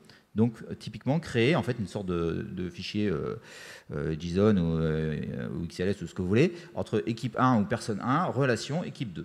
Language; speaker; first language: French; native; French